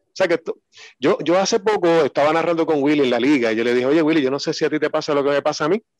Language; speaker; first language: Spanish; native; Spanish